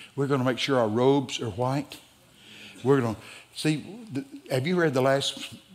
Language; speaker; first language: English; native; English